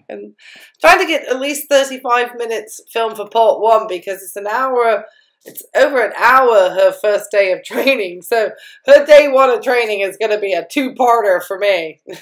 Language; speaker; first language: English; native; English